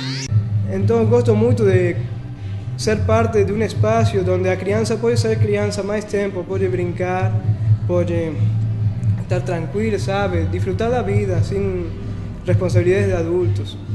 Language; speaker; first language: Portuguese; non-native, fluent; Spanish